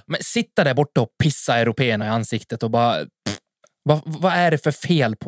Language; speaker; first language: Swedish; native; Swedish